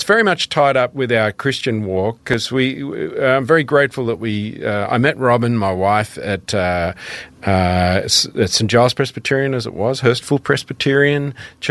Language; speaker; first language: English; native; English